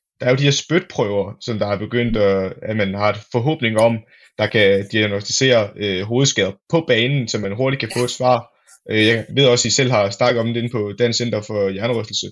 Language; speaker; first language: Danish; native; Danish